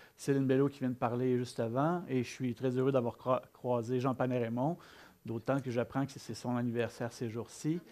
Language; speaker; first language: French; native; French